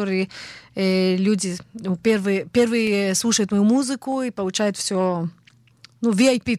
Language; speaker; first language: Russian; early bilingual, heritage; Russian